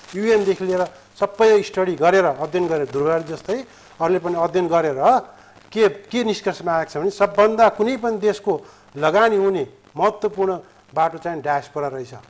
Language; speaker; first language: Nepali; native; Nepali